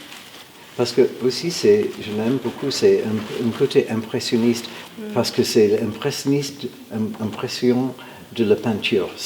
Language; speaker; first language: French; non-native, fluent; English